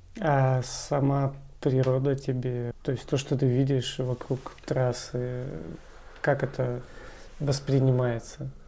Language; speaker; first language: Russian; native; Russian